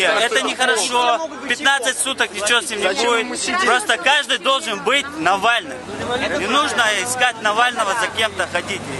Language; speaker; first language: Russian; non-native, local second language; Chechen